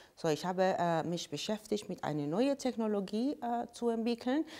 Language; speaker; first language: German; non-native, fluent; Spanish